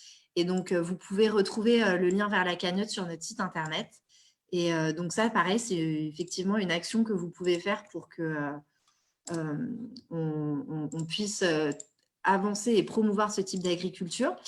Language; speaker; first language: French; native; French